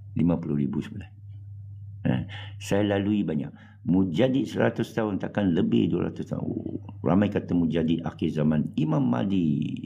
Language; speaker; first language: Malay; non-native, local second language; English